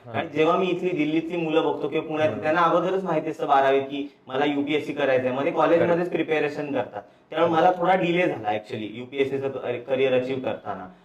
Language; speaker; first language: Marathi; native; Marathi